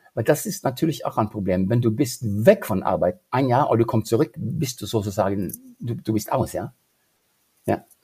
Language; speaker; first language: German; non-native, fluent; Norwegian